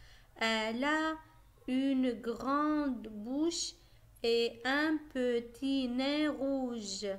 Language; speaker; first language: French; non-native, local second language; Arabic